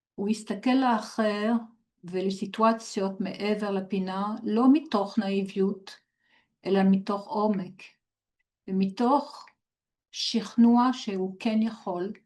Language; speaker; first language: Hebrew; non-native, fluent; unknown